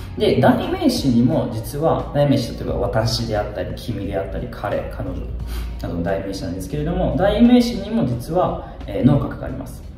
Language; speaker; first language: Japanese; native; Japanese